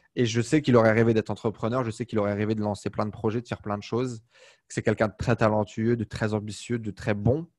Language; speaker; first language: French; native; French